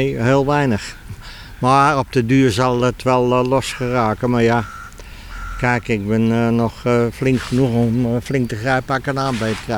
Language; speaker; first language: Dutch; native; Dutch